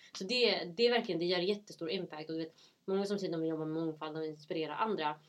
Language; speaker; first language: Swedish; early bilingual, other home language; Somali